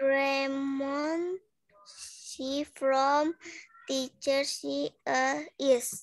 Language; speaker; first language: English; non-native, learner; Indonesian